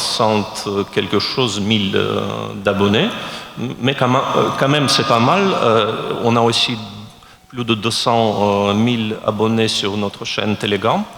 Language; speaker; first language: French; non-native, fluent; Russian